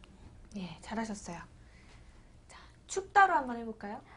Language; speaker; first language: Korean; native; Korean